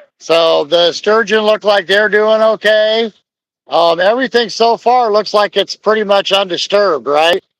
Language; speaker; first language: English; native; English